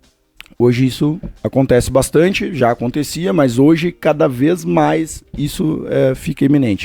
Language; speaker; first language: Portuguese; native; Portuguese